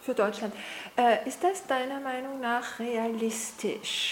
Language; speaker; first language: German; non-native, fluent; French